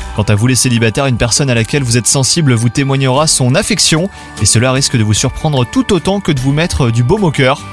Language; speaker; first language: French; native; French